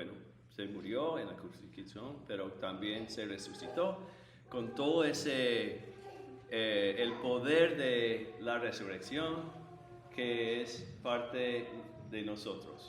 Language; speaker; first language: Spanish; non-native, fluent; English